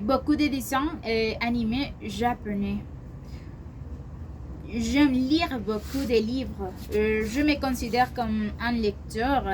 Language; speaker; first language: French; non-native, learner; Spanish